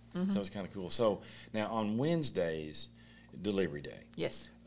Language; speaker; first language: English; native; English